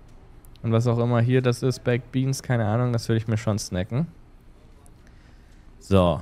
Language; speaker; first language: German; native; German